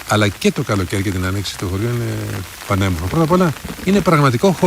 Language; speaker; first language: Greek; native; Greek